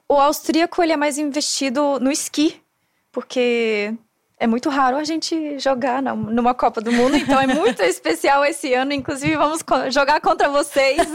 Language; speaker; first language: Portuguese; non-native, fluent; German